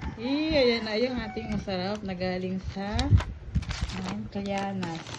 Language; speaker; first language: Filipino; native; Filipino